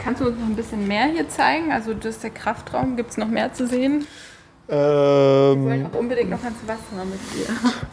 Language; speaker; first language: German; native; German